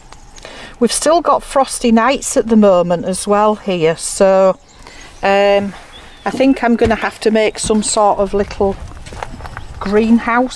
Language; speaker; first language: English; native; English